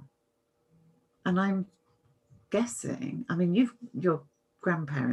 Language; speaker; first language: English; native; English